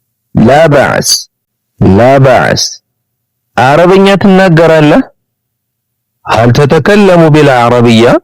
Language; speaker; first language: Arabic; non-native, fluent; Amharic